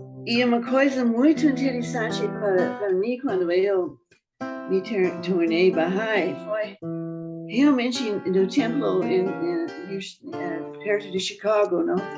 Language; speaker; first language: Portuguese; non-native, fluent; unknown